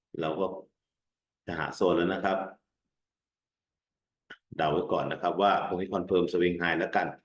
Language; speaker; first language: Thai; native; Thai